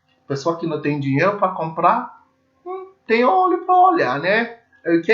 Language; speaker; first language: Portuguese; non-native, learner; English